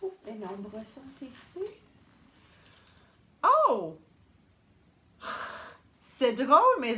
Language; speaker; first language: French; non-native, learner; English